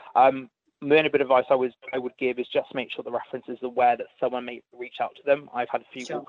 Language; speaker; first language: English; native; English